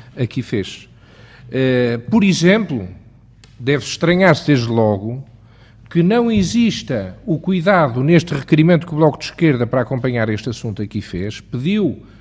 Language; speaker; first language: Portuguese; native; Portuguese